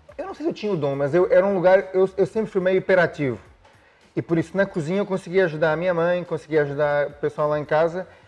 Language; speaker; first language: Portuguese; native; Portuguese